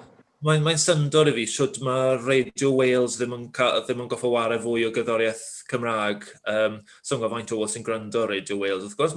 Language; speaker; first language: Welsh; native; Welsh